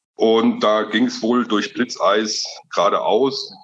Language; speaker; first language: German; native; German